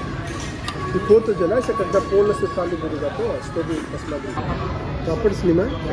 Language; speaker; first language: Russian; non-native, learner; Marathi